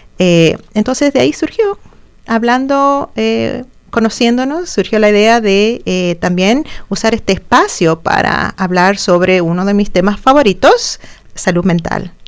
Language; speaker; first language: Spanish; native; Spanish